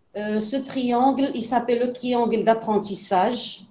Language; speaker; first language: French; non-native, local second language; Arabic